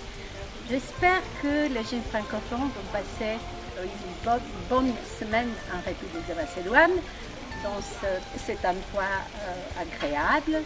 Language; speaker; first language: French; non-native, fluent; Macedonian